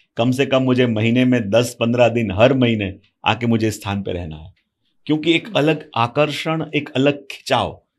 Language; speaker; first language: Hindi; non-native, local second language; Gujarati